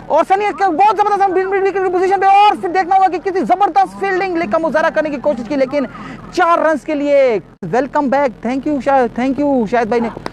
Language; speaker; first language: Urdu; non-native, local second language; Pashto